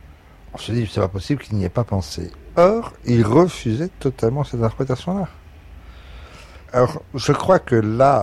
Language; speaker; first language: French; native; French